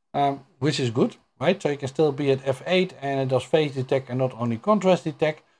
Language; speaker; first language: English; non-native, fluent; Dutch